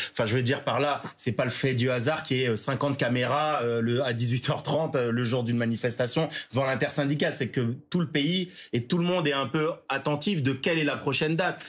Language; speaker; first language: French; native; French